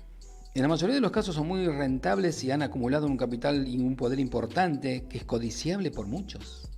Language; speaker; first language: Spanish; native; Spanish